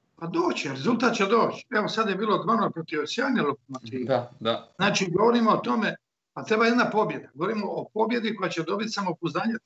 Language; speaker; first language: Croatian; native; Croatian